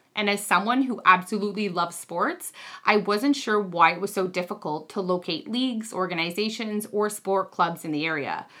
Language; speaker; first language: English; native; English